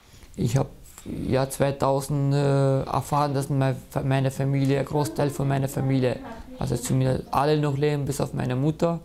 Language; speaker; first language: German; early bilingual, other home language; Kurdish